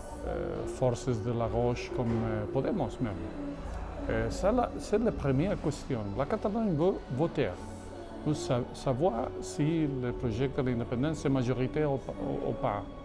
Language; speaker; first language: French; non-native, fluent; Catalan